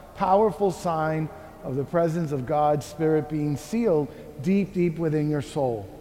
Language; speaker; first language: English; early bilingual, other home language; Spanish